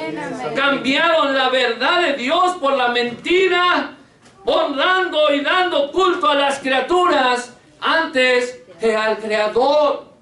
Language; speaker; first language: Spanish; native; Spanish